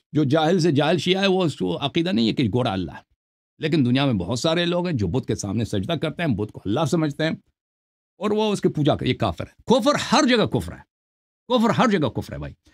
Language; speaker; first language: Urdu; non-native, local second language; Punjabi